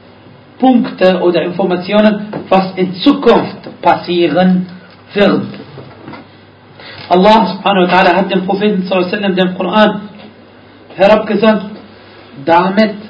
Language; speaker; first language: German; non-native, fluent; Arabic